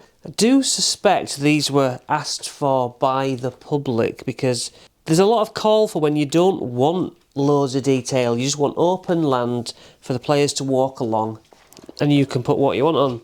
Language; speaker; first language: English; native; English